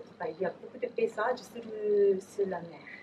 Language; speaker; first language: French; non-native, learner; Japanese